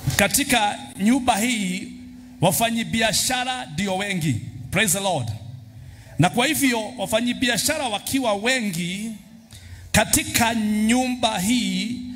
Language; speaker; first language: Swahili; non-native, local second language; Kikuyu